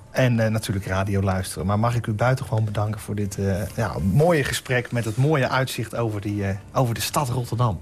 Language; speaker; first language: Dutch; native; Dutch